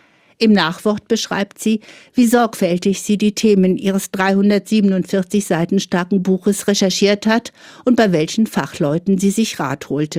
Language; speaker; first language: German; native; German